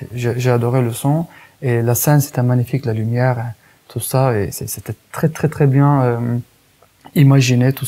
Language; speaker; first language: French; non-native, fluent; Kurdish